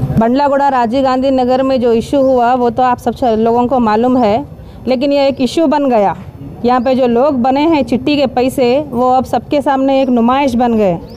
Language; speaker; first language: Hindi; non-native, local second language; Urdu